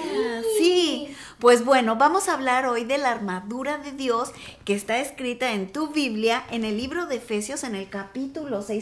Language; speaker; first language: Spanish; native; Spanish